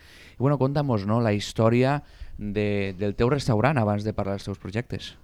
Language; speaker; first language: Catalan; native; Catalan